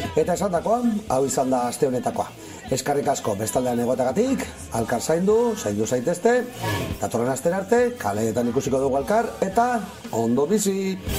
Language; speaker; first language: Basque; native; Basque